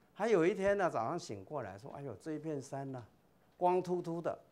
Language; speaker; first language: Chinese; native; Chinese